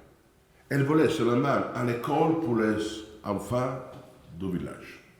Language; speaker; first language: French; non-native, fluent; Italian